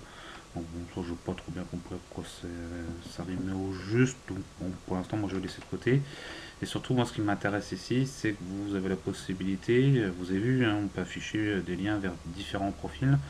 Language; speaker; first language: French; native; French